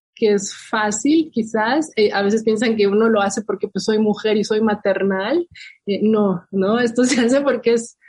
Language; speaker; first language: Spanish; native; Spanish